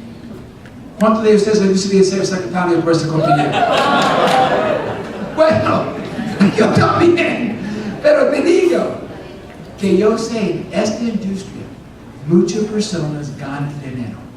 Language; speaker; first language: Spanish; non-native, fluent; English